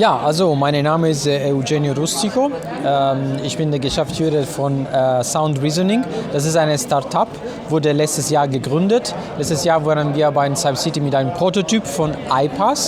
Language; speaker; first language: German; non-native, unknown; Italian